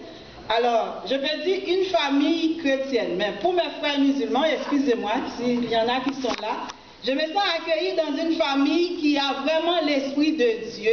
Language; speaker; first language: French; non-native, local second language; Haitian Creole